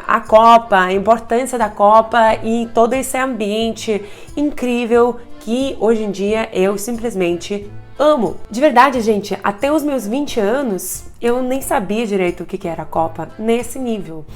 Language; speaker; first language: Portuguese; non-native, fluent; Russian